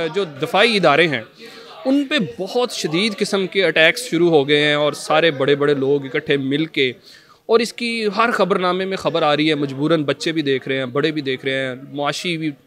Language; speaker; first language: Urdu; non-native, local second language; Punjabi